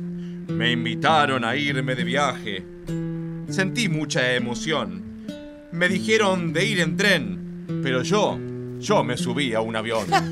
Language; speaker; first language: Spanish; native; Spanish